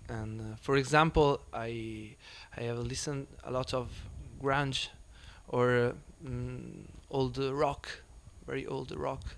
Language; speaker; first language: English; non-native, learner; Italian